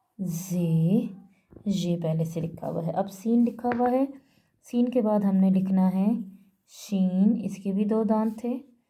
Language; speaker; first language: Urdu; native; Urdu